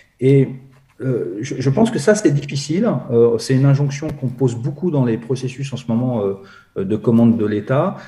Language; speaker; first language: French; native; French